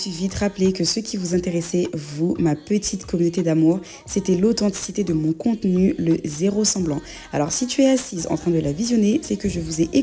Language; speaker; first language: French; native; French